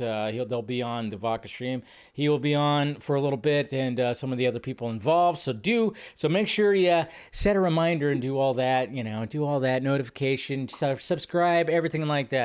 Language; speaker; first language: English; native; English